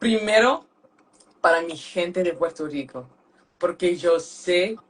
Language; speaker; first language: Spanish; non-native, learner; French